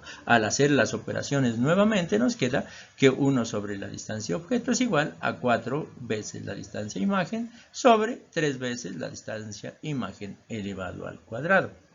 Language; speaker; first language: Spanish; native; Spanish